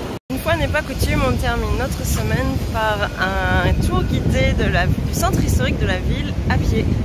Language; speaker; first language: French; native; French